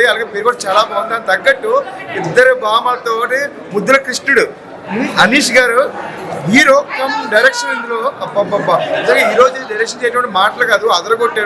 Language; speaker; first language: Telugu; native; Telugu